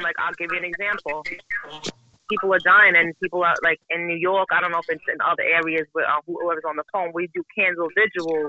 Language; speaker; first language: English; native; English